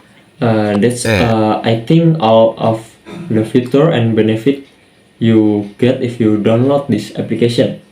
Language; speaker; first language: English; non-native, learner; Indonesian